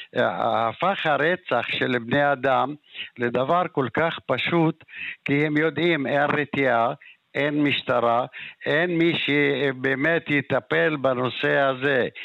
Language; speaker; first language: Hebrew; non-native, local second language; Arabic